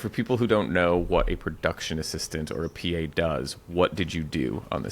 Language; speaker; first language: English; native; English